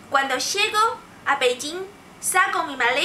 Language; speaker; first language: Spanish; non-native, fluent; Chinese